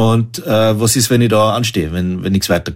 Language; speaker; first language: German; native; German